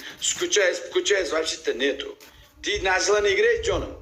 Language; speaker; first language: Russian; non-native, learner; Uzbek